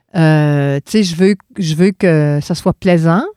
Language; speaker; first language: French; native; French